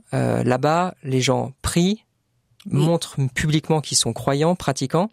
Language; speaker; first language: French; native; French